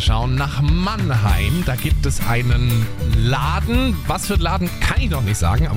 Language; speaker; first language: German; native; German